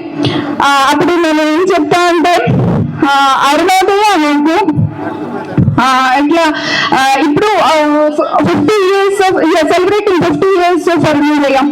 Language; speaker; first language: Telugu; non-native, local second language; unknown